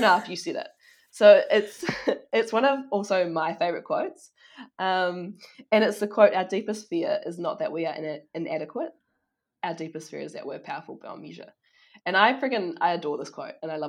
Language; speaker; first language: English; native; English